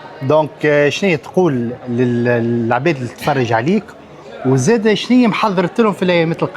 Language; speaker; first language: Arabic; native; Arabic